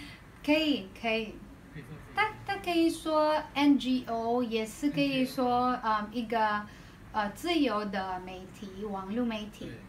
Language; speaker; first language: Chinese; non-native, learner; Filipino